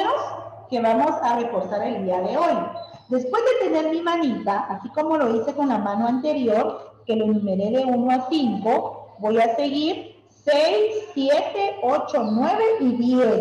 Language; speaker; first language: Spanish; native; Spanish